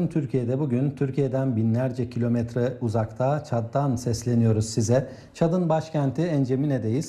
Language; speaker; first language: Turkish; native; Turkish